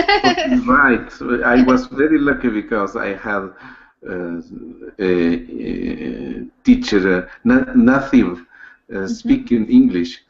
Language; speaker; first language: English; non-native, learner; Spanish